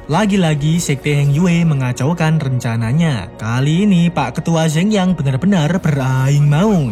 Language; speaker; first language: Indonesian; native; Indonesian